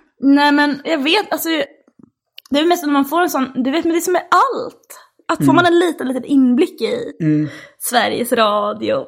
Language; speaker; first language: Swedish; native; Swedish